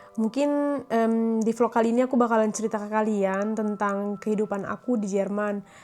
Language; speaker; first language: Indonesian; native; Indonesian